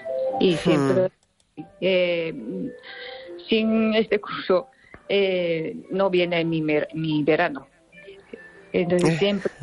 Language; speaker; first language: Spanish; non-native, fluent; Japanese